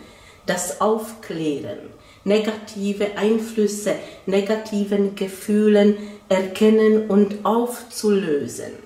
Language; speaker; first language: German; non-native, fluent; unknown